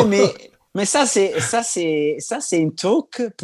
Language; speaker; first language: French; non-native, learner; Italian